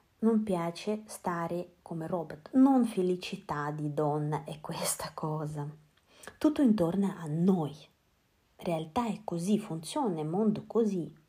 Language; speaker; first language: Italian; non-native, learner; Russian